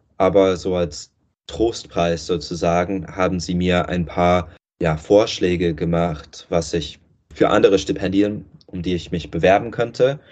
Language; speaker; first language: German; non-native, fluent; English